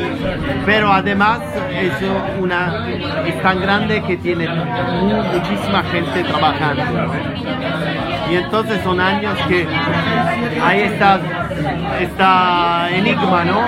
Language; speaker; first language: Spanish; non-native, fluent; Italian